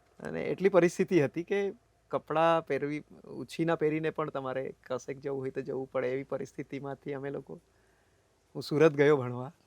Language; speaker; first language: Gujarati; non-native, local second language; Bhili